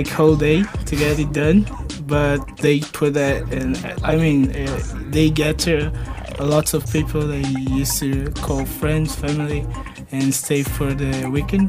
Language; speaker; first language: English; non-native, fluent; Portuguese